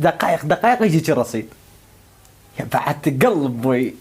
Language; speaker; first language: Arabic; native; Arabic